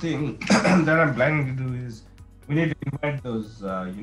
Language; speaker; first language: English; non-native, local second language; Nepali